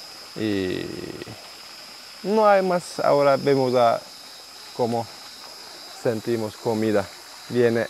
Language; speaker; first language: Spanish; non-native, learner; Turkish